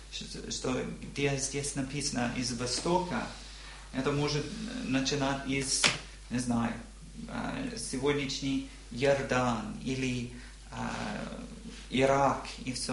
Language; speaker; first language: Russian; non-native, learner; English